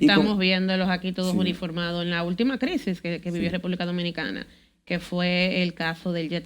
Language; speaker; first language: Spanish; native; Spanish